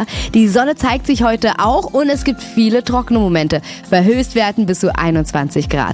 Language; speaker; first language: German; native; German